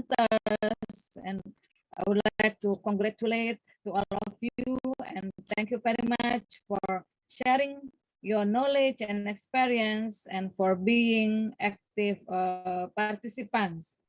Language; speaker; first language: English; non-native, learner; Indonesian